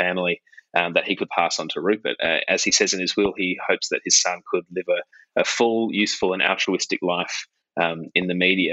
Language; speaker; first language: English; native; English